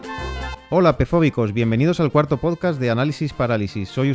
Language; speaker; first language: Spanish; native; Spanish